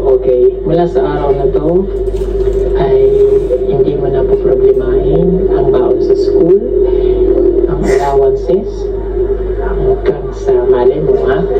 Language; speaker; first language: Filipino; non-native, local second language; Cebuano